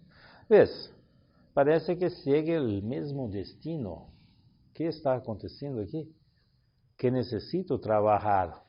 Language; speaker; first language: Spanish; non-native, learner; Portuguese